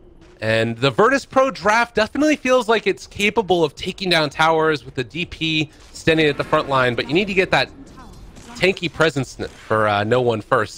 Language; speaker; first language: English; native; English